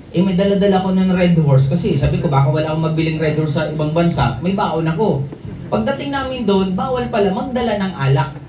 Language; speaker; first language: Filipino; non-native, local second language; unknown